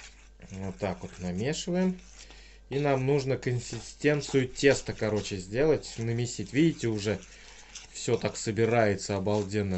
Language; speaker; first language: Russian; native; Russian